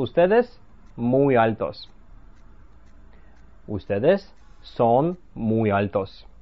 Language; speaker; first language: Spanish; non-native, fluent; Russian